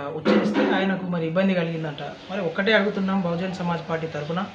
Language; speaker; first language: Telugu; native; Telugu